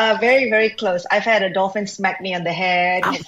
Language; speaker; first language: English; non-native, local second language; Malay